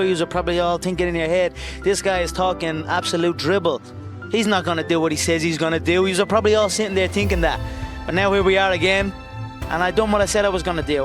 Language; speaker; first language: English; native; English